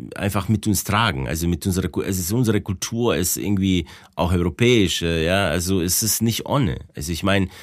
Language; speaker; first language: German; non-native, fluent; Bosnian